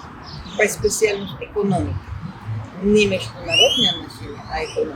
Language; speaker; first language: Russian; non-native, fluent; Spanish